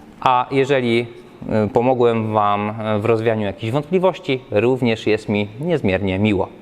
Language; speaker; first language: Polish; native; Polish